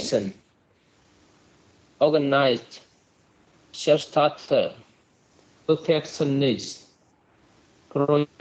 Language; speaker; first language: English; non-native, learner; Vietnamese